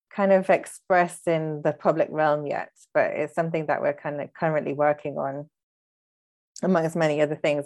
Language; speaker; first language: English; early bilingual, other home language; Hindi